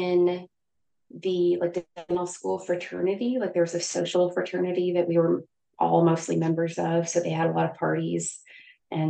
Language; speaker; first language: English; native; English